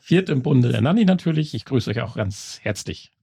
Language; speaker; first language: German; native; German